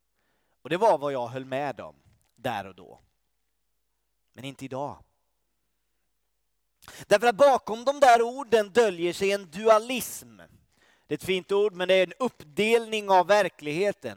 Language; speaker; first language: Swedish; native; Swedish